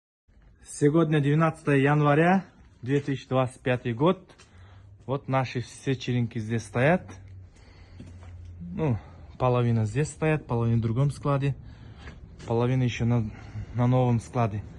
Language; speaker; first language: Russian; non-native, local second language; Kazakh